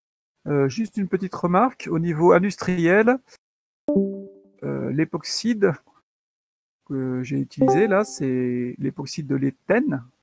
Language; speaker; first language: French; native; French